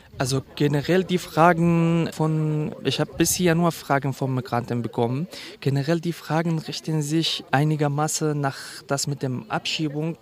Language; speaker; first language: German; non-native, fluent; Kurdish